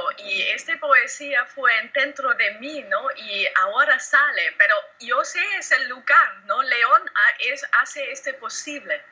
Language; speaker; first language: Spanish; non-native, learner; German